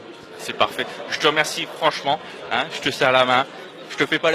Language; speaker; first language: French; native; French